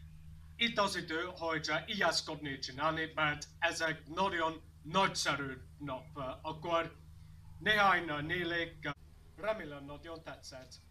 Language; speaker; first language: Hungarian; non-native, learner; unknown